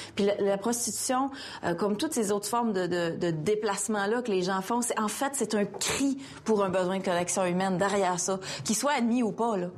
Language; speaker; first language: French; native; French